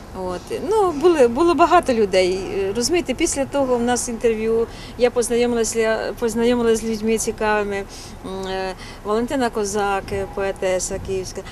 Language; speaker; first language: Ukrainian; native; Ukrainian